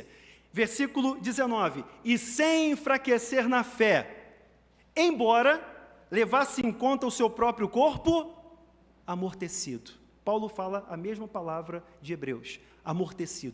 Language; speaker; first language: Portuguese; native; Portuguese